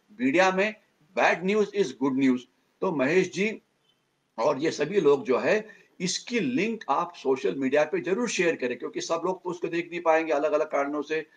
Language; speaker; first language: Hindi; non-native, local second language; Marathi